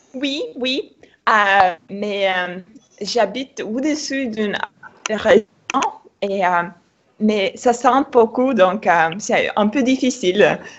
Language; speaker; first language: French; non-native, fluent; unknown